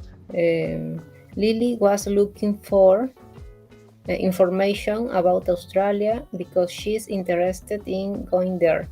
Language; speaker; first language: English; non-native, learner; Spanish